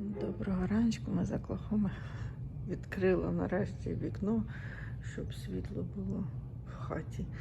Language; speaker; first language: Ukrainian; native; Ukrainian